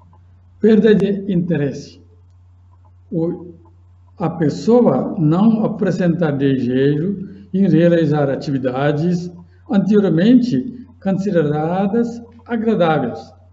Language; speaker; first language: Portuguese; non-native, fluent; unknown